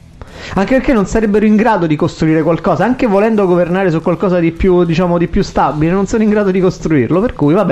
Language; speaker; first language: Italian; native; Italian